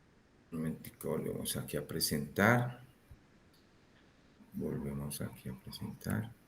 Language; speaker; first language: Spanish; native; Spanish